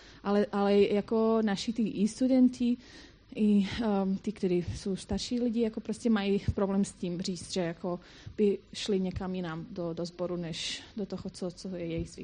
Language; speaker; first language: Czech; non-native, fluent; Croatian